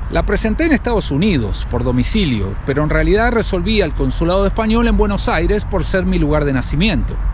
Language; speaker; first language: Spanish; native; Spanish